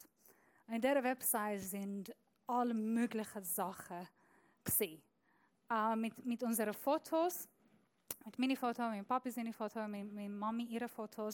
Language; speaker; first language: German; non-native, fluent; Persian